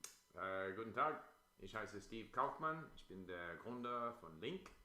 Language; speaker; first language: German; non-native, fluent; English